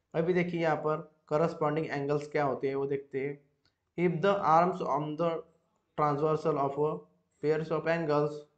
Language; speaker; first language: Hindi; non-native, local second language; Marathi